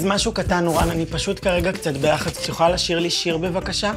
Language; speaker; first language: Hebrew; native; Hebrew